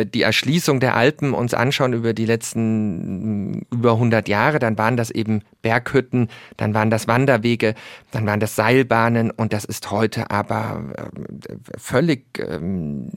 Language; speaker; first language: German; native; German